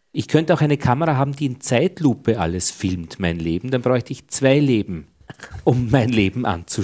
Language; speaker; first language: German; native; German